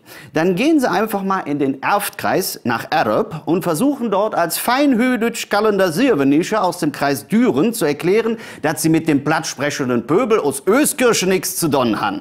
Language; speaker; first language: German; native; German